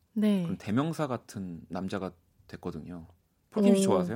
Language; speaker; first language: Korean; native; Korean